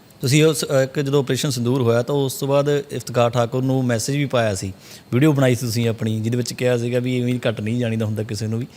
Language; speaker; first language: Punjabi; native; Punjabi